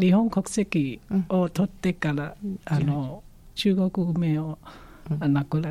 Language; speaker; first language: Japanese; non-native, fluent; Chinese